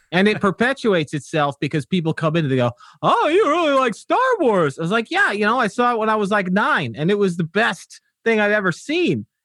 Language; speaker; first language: English; native; English